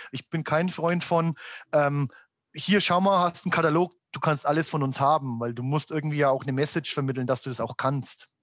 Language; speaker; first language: German; native; German